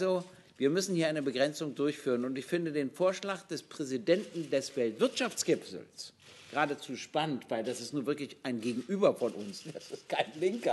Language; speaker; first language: German; native; German